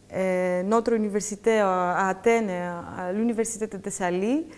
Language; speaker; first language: French; non-native, fluent; Greek